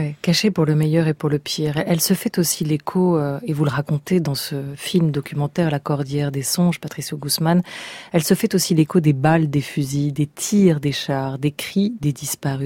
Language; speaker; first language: French; native; French